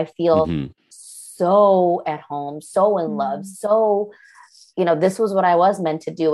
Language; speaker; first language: English; native; English